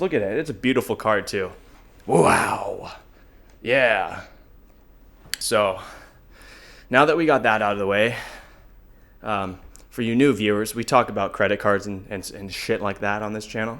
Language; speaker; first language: English; native; English